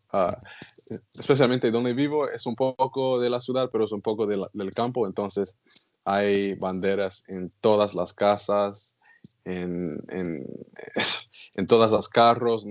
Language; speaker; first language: Spanish; non-native, learner; English